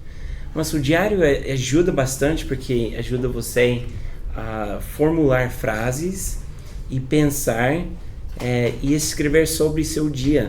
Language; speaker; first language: Portuguese; non-native, fluent; English